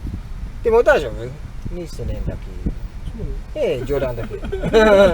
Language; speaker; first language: Japanese; non-native, learner; English